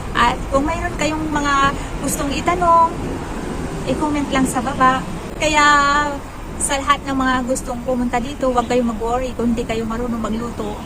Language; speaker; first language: Filipino; non-native, local second language; Cebuano